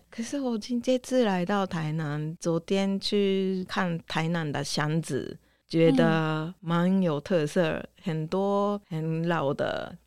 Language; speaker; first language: Chinese; non-native, fluent; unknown